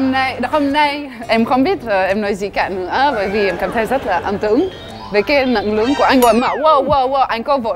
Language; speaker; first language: Vietnamese; non-native, fluent; French